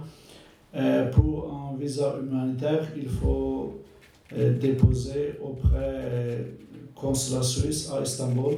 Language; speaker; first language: French; non-native, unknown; Turkish